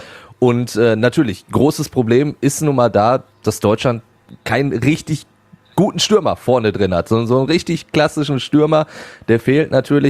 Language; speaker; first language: German; native; German